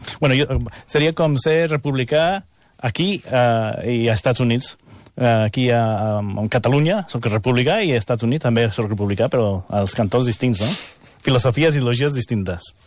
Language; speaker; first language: Catalan; non-native, fluent; English